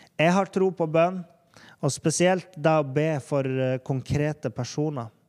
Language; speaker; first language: Norwegian; native; Norwegian